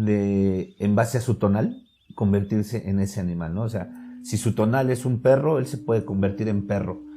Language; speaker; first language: Spanish; native; Spanish